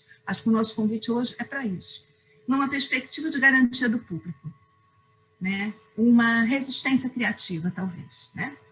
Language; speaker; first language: Portuguese; native; Portuguese